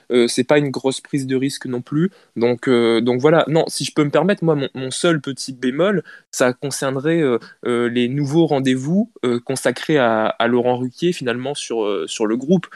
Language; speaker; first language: French; native; French